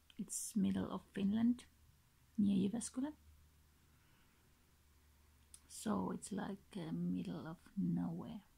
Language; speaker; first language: English; non-native, learner; Finnish